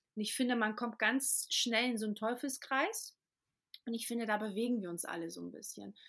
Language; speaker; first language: German; early bilingual, other home language; Portuguese